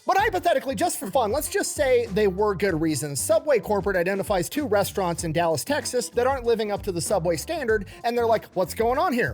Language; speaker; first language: English; native; English